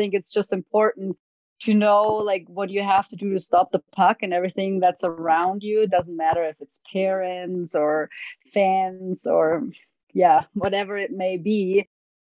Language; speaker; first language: English; non-native, fluent; German